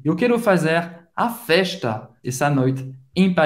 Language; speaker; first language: Portuguese; non-native, fluent; French